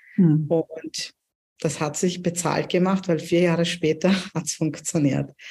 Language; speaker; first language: German; non-native, fluent; Urdu